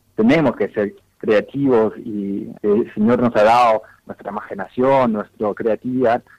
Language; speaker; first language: Spanish; non-native, fluent; English